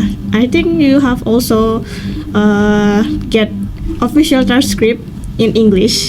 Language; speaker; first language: English; non-native, learner; Indonesian